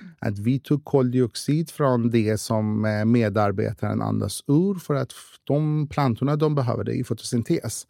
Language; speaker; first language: Swedish; non-native, fluent; Persian